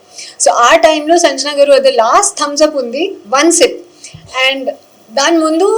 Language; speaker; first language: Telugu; non-native, learner; Hindi